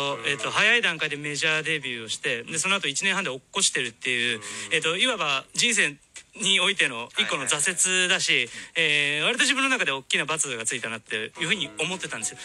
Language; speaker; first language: Japanese; native; Japanese